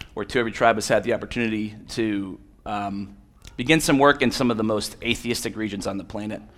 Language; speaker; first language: English; native; English